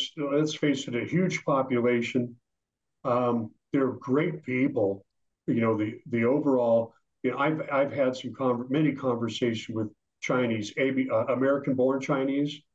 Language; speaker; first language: English; native; English